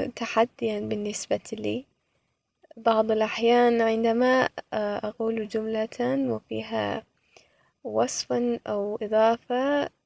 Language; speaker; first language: Arabic; non-native, fluent; Persian